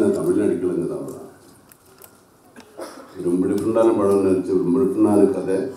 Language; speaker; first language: Tamil; non-native, fluent; Malayalam